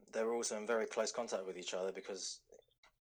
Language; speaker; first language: English; native; English